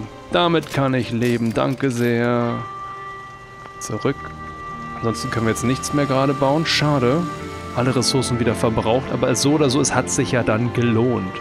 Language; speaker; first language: German; native; German